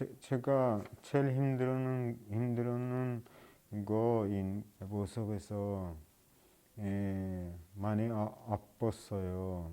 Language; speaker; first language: Korean; non-native, learner; Persian